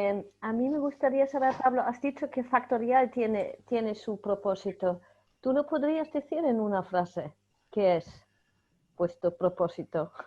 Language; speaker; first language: Spanish; non-native, fluent; German